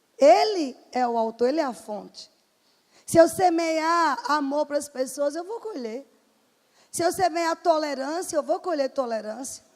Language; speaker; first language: Portuguese; native; Portuguese